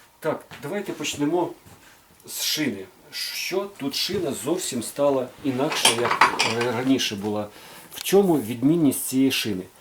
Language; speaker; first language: Ukrainian; non-native, local second language; Russian